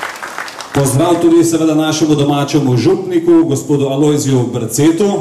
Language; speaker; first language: Slovenian; native; Slovenian